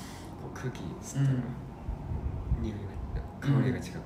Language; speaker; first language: Japanese; non-native, fluent; Korean